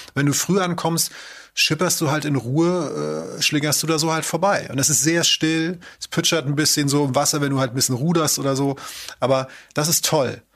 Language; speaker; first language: German; native; German